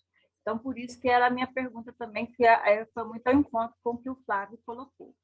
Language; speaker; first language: Portuguese; native; Portuguese